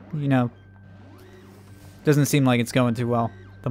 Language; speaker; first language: English; native; English